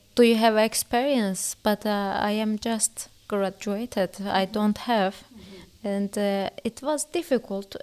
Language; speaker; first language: English; non-native, learner; Turkish